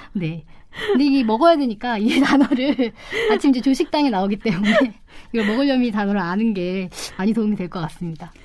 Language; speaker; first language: Korean; native; Korean